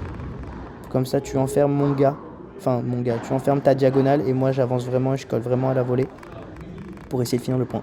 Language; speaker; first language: French; native; French